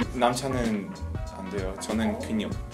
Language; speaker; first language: Korean; non-native, learner; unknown